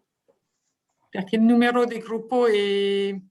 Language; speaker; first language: Italian; non-native, fluent; French